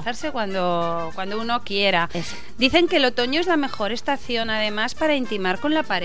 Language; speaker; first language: Spanish; native; Spanish